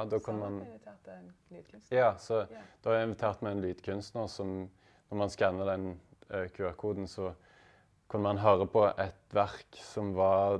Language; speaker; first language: Norwegian; native; Norwegian